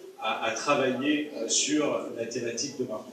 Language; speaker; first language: French; native; French